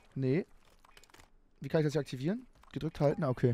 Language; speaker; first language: German; native; German